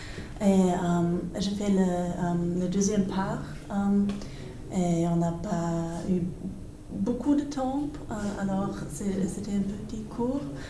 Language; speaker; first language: French; non-native, learner; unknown